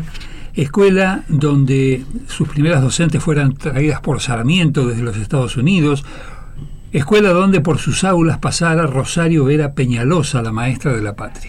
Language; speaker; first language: Spanish; native; Spanish